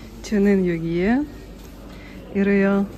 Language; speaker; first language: Korean; non-native, learner; Russian